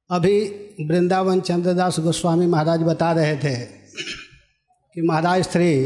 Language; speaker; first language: Hindi; native; Hindi